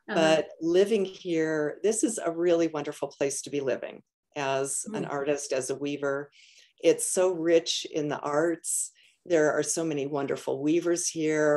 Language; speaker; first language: English; native; English